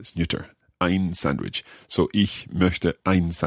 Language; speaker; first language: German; non-native, learner; English